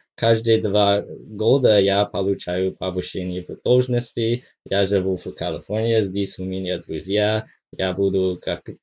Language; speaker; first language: Russian; non-native, fluent; English